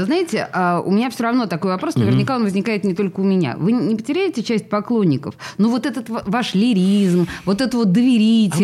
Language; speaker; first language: Russian; native; Russian